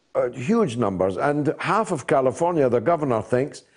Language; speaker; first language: English; native; English